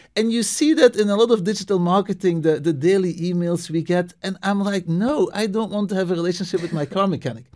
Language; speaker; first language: English; non-native, fluent; Dutch